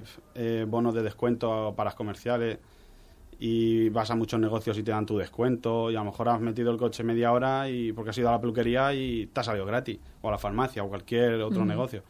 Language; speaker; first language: Spanish; native; Spanish